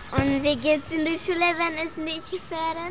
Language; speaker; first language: German; non-native, local second language; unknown